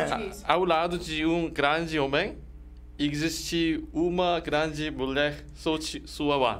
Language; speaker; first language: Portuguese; non-native, learner; Korean